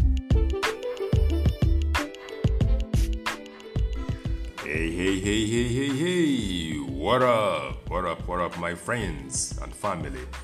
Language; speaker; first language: English; non-native, local second language; Ganda